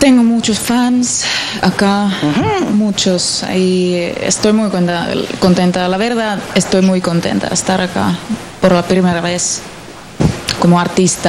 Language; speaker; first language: Spanish; non-native, learner; Finnish